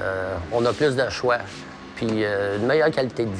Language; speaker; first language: French; native; French